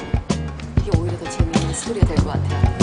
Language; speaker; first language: Korean; native; Korean